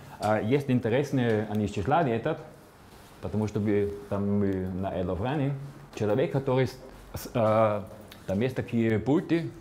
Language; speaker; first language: Russian; non-native, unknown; Slovenian